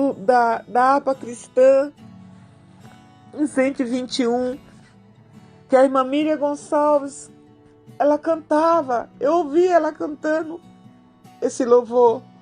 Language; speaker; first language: Portuguese; native; Portuguese